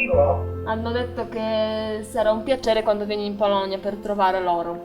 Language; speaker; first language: Italian; non-native, learner; Polish